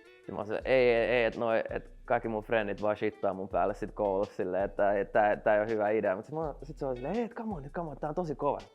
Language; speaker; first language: Finnish; non-native, local second language; Swedish